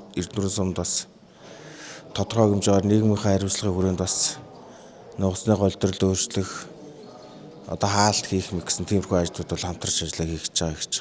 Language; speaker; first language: Mongolian; native; Mongolian